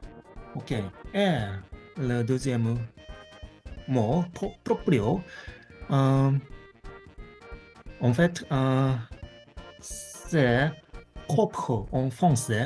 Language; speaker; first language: French; non-native, fluent; Japanese